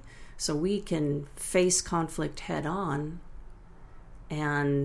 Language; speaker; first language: English; native; English